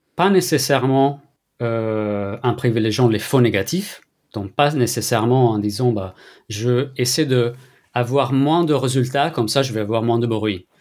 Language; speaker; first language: French; non-native, fluent; Italian